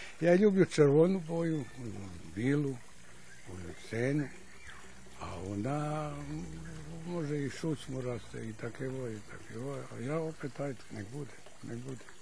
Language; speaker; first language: Ukrainian; early bilingual, heritage; Ukrainian